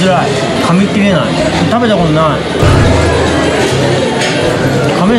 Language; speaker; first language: Japanese; native; Japanese